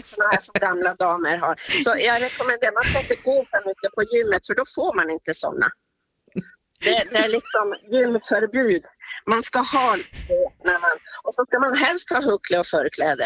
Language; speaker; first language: Swedish; native; Swedish